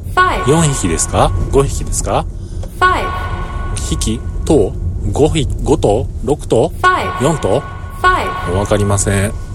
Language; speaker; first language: Japanese; native; Japanese